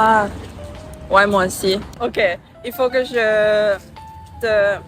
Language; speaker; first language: French; non-native, learner; Thai